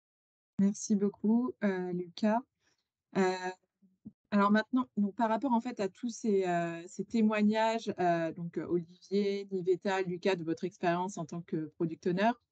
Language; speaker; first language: French; native; French